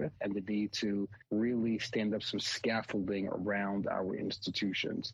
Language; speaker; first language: English; native; English